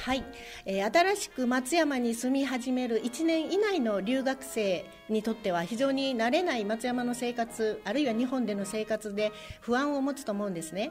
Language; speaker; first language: Japanese; native; Japanese